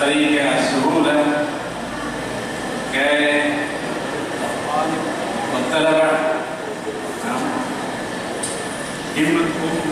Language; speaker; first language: Arabic; non-native, learner; Indonesian